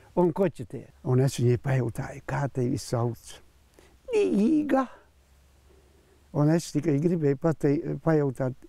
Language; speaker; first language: Latvian; non-native, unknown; Hungarian